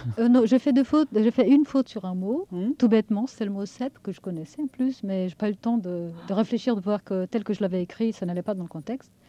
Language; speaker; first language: French; non-native, fluent; Portuguese